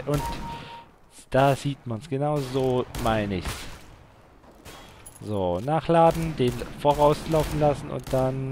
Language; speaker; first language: German; native; German